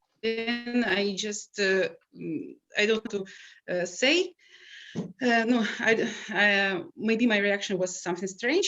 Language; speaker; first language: English; non-native, learner; Russian